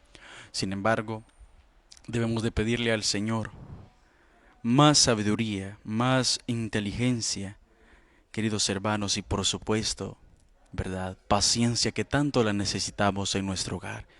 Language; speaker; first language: Spanish; native; Spanish